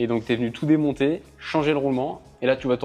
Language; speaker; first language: French; native; French